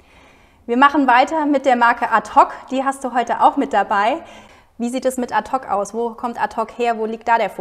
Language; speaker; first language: German; native; German